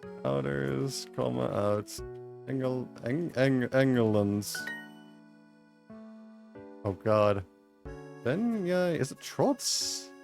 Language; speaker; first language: Dutch; non-native, learner; English